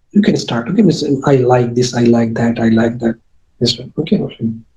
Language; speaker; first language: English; non-native, local second language; Urdu